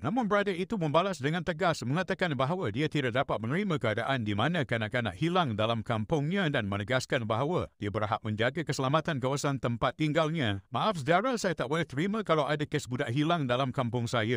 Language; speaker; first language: Malay; native; Malay